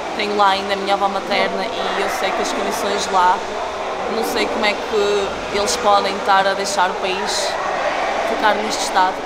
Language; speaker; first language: Portuguese; early bilingual, other home language; Ukrainian